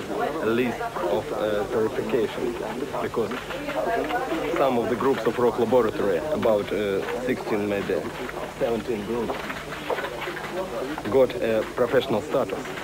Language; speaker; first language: English; non-native, fluent; Russian